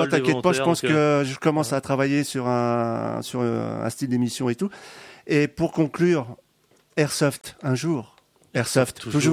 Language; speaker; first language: French; native; French